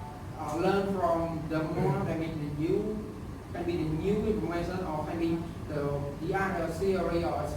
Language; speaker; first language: English; non-native, learner; Khmer